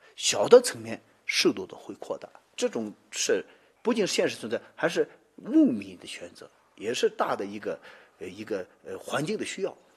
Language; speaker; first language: Chinese; non-native, local second language; Tibetan